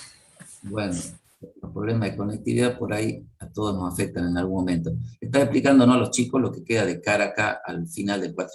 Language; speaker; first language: Spanish; native; Spanish